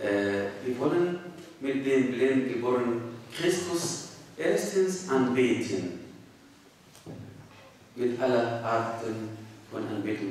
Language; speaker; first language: German; non-native, fluent; Arabic